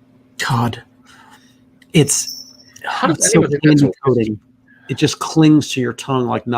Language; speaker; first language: English; native; English